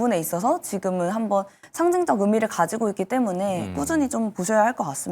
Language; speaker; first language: Korean; native; Korean